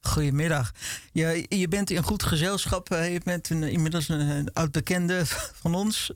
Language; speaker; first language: Dutch; native; Dutch